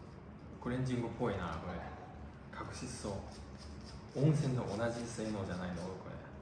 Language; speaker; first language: Japanese; non-native, fluent; Chinese